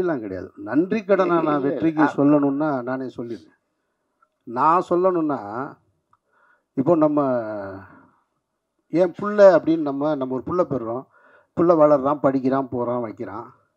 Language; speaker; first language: Tamil; native; Tamil